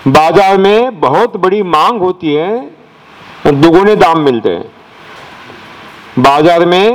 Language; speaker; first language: Hindi; non-native, local second language; Marathi